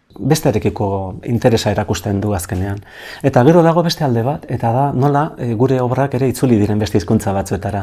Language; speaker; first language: Basque; native; Basque